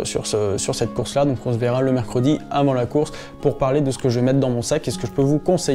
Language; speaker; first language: French; native; French